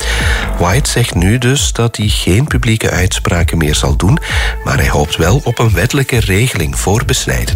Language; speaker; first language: Dutch; native; Dutch